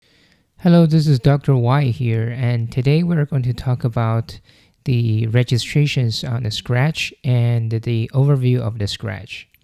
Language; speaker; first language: English; non-native, fluent; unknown